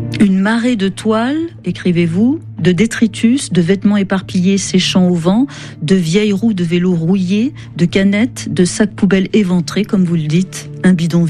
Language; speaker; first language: French; native; French